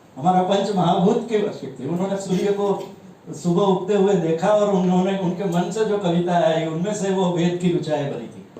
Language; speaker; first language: Hindi; non-native, local second language; Gujarati